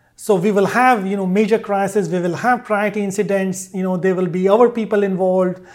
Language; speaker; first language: English; non-native, local second language; Hindi